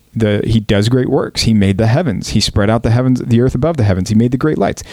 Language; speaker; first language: English; native; English